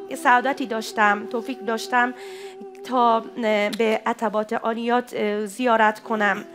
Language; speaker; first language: Persian; non-native, fluent; Japanese